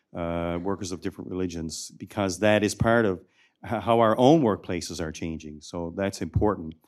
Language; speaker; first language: English; native; English